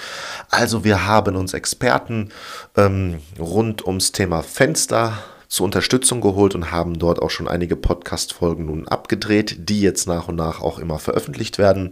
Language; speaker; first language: German; native; German